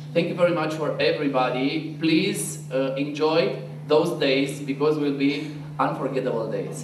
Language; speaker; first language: English; non-native, learner; Romanian